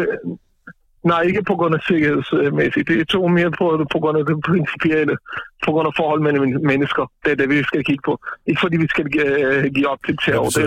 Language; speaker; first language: Danish; non-native, fluent; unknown